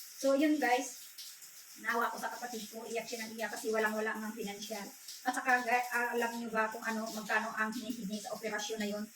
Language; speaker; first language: Filipino; non-native, local second language; Cebuano